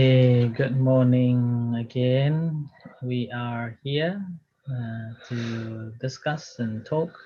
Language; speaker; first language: English; non-native, fluent; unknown